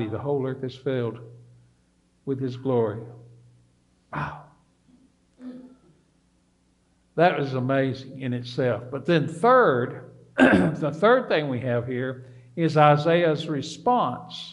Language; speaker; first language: English; native; English